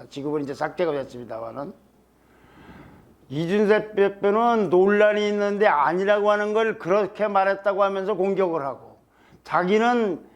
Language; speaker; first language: Korean; native; Korean